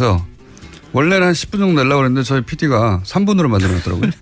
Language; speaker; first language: Korean; native; Korean